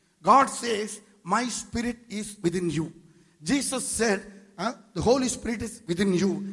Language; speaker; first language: English; non-native, local second language; Tamil